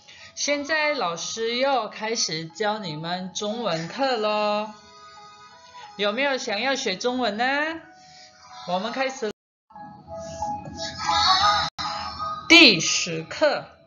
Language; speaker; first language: Chinese; non-native, fluent; Indonesian